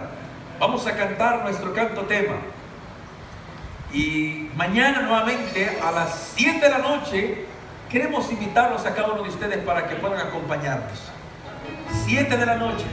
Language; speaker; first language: Spanish; native; Spanish